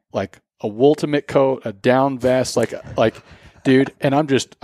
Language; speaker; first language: English; native; English